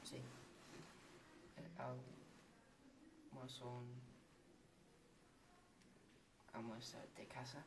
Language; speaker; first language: Spanish; non-native, learner; English